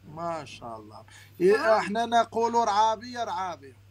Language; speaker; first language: Arabic; non-native, local second language; Riffian